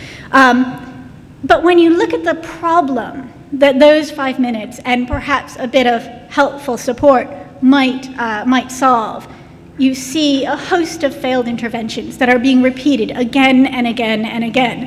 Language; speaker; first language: English; native; English